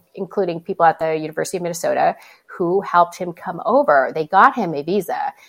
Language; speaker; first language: English; native; English